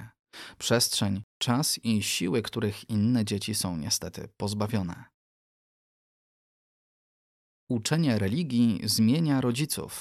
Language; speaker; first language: Polish; native; Polish